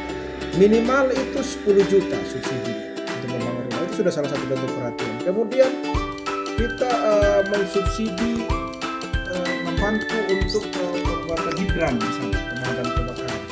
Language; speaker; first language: Indonesian; non-native, local second language; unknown